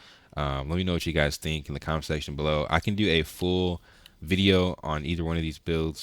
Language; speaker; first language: English; native; English